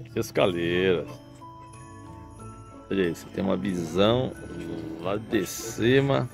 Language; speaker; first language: Portuguese; native; Portuguese